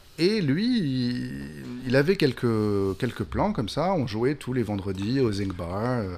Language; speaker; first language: French; native; French